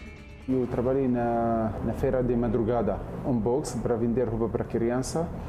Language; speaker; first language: Portuguese; non-native, learner; Arabic